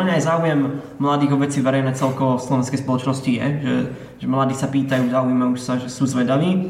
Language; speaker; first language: Slovak; native; Slovak